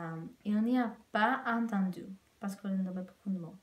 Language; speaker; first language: French; non-native, learner; Czech